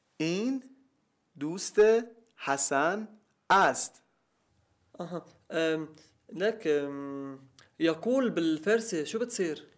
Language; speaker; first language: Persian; non-native, learner; Arabic